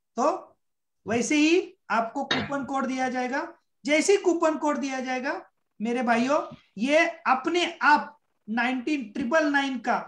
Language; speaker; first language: Hindi; non-native, local second language; Marathi